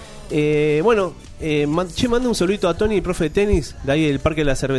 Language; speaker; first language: Spanish; native; Spanish